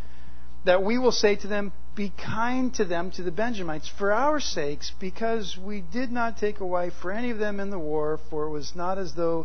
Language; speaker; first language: English; native; English